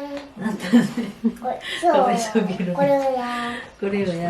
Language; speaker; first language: Japanese; non-native, fluent; Filipino